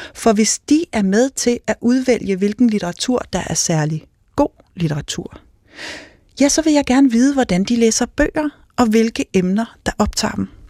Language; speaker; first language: Danish; native; Danish